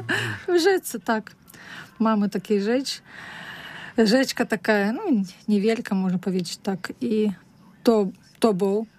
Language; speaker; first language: Polish; non-native, learner; Russian